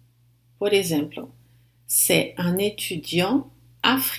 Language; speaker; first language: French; non-native, fluent; Portuguese